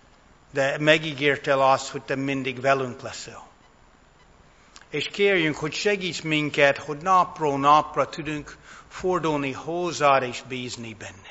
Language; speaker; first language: Hungarian; non-native, fluent; English